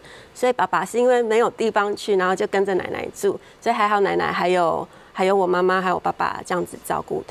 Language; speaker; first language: Chinese; native; Chinese